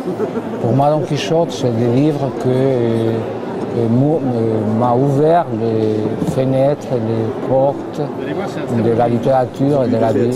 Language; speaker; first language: French; non-native, fluent; Spanish